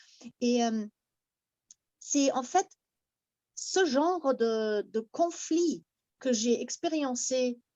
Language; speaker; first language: French; non-native, fluent; German